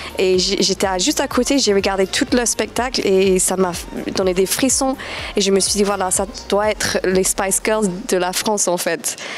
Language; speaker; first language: French; non-native, fluent; English